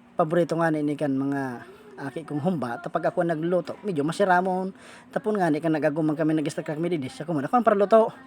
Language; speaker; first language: Filipino; native; Filipino